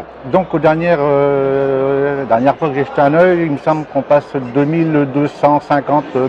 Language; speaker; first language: French; native; French